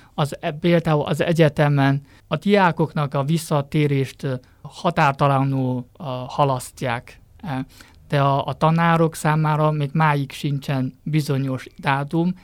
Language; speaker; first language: Hungarian; non-native, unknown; Chinese